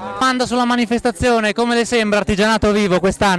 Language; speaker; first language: Italian; native; Italian